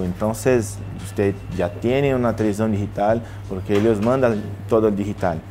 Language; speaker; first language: Spanish; non-native, learner; Portuguese